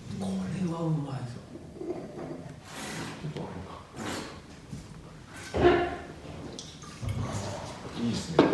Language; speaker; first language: Japanese; native; Japanese